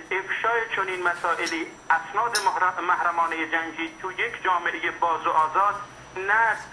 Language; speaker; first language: Persian; non-native, local second language; Central Kurdish